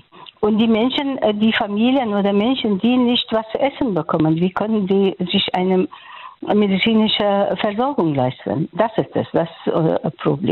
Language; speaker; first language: German; non-native, fluent; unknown